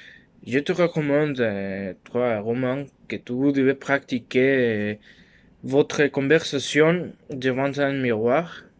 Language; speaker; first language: French; non-native, learner; Spanish